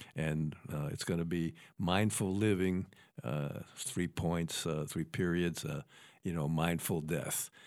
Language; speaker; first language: English; native; English